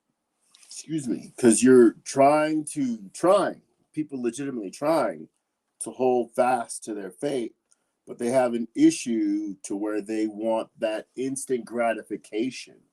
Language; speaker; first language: English; native; English